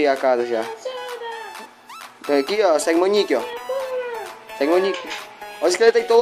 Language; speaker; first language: Portuguese; native; Portuguese